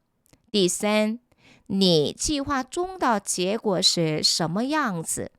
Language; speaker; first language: Chinese; non-native, fluent; Korean